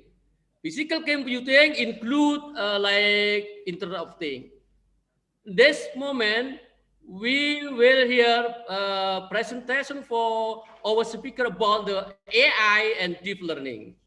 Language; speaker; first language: English; non-native, local second language; Indonesian